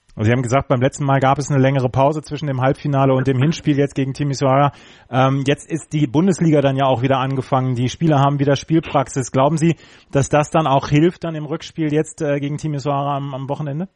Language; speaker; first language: German; native; German